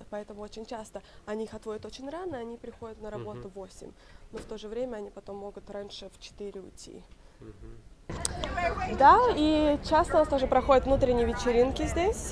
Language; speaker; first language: Russian; native; Russian